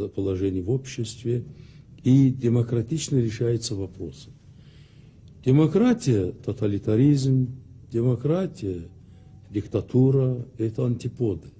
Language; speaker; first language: Russian; non-native, local second language; Azerbaijani